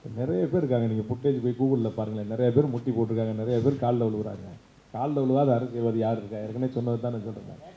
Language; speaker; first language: Tamil; native; Tamil